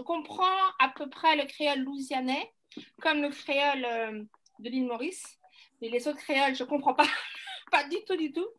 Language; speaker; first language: French; native; French